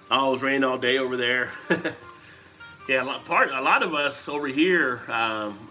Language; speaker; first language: English; native; English